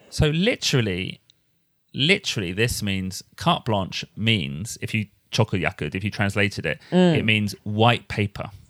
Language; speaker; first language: English; native; English